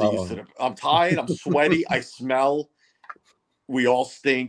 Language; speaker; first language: English; native; English